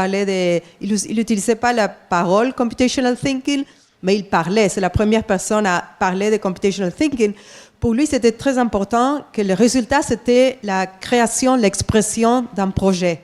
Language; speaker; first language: French; non-native, fluent; English